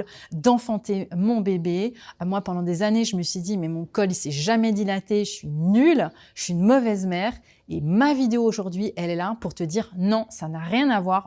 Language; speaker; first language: French; native; French